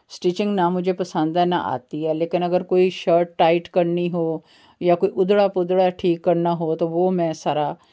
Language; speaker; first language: Urdu; native; Urdu